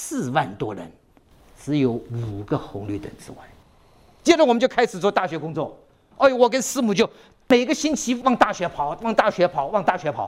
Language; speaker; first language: Chinese; native; Chinese